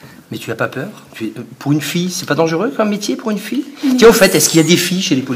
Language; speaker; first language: French; native; French